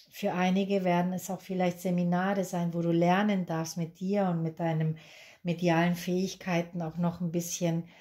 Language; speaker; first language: German; non-native, fluent; Spanish